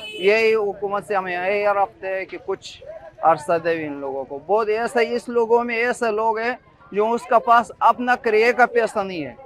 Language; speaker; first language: Urdu; non-native, fluent; Pashto